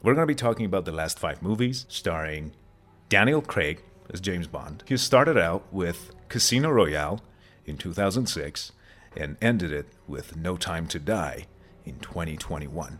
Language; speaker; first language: English; non-native, fluent; Persian